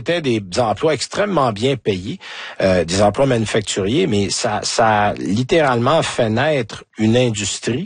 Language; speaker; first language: French; native; French